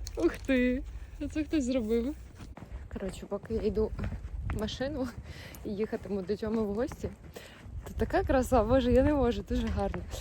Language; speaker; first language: Ukrainian; native; Ukrainian